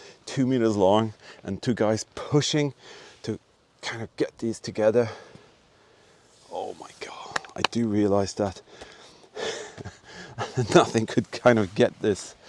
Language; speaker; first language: English; non-native, fluent; Norwegian